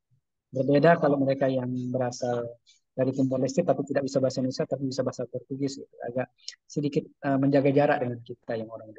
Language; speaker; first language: Indonesian; native; Indonesian